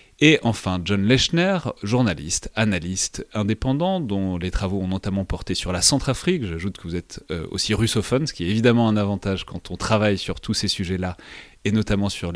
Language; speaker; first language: French; native; French